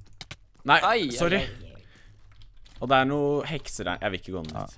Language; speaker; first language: Norwegian; native; Norwegian